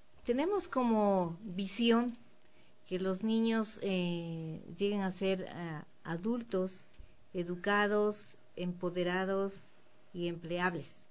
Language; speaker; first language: Spanish; native; Spanish